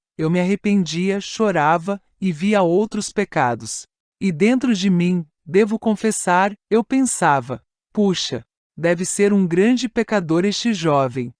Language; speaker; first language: Portuguese; non-native, fluent; Italian